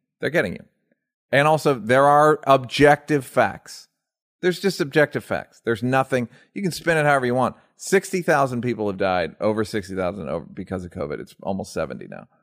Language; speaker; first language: English; native; English